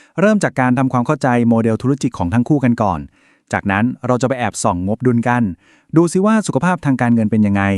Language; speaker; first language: Thai; native; Thai